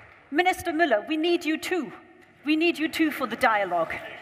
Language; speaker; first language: English; non-native, fluent; German